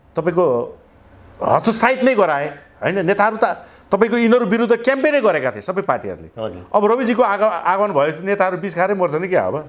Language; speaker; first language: Nepali; native; Nepali